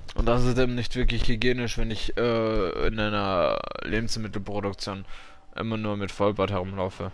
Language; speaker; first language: German; native; German